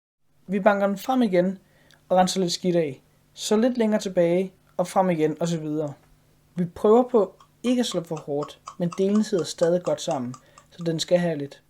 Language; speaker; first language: Danish; native; Danish